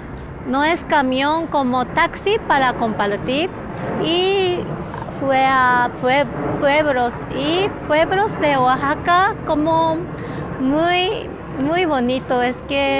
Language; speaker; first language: Spanish; non-native, learner; Japanese